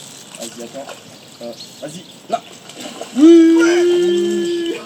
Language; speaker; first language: French; native; French